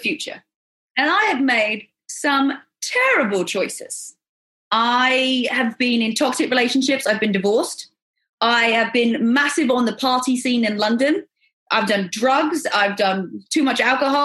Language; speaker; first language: English; native; English